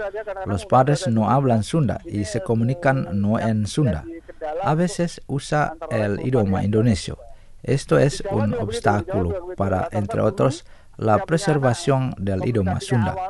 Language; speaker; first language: Spanish; non-native, fluent; Indonesian